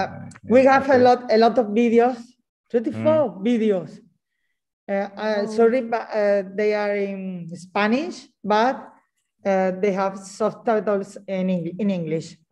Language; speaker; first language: English; non-native, learner; Spanish